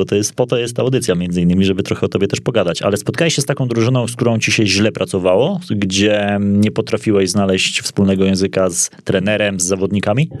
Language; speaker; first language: Polish; native; Polish